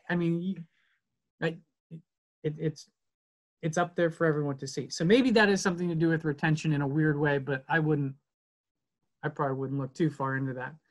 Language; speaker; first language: English; native; English